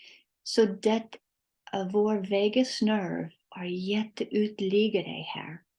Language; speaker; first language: Swedish; non-native, learner; English